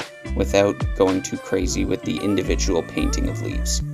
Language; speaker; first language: English; native; English